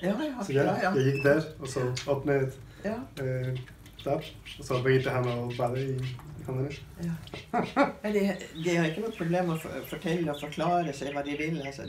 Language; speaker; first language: Norwegian; non-native, fluent; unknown